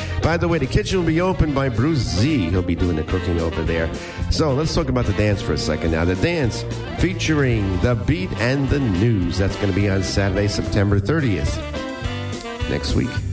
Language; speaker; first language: English; early bilingual, other home language; Polish